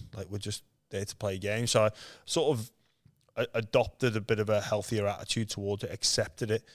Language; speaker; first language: English; native; English